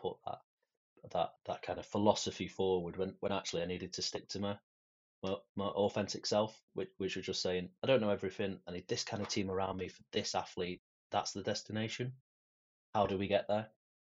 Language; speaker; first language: English; native; English